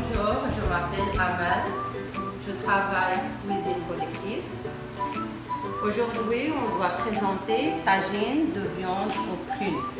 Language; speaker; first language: French; non-native, learner; Arabic